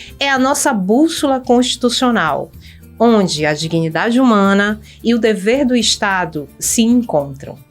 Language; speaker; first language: Portuguese; native; Portuguese